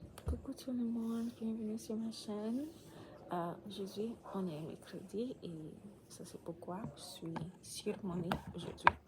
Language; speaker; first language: French; non-native, learner; English